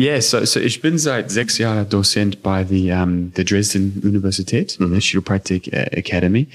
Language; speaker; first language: German; non-native, fluent; English